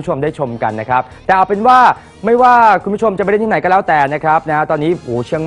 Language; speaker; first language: Thai; native; Thai